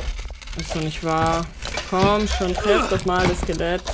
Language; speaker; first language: German; native; German